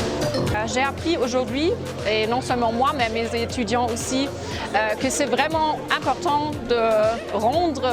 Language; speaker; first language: French; non-native, fluent; German